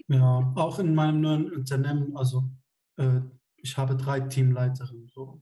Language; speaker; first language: German; non-native, fluent; Arabic